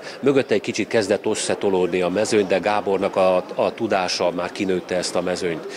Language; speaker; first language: Hungarian; native; Hungarian